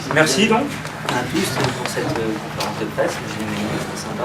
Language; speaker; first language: French; native; French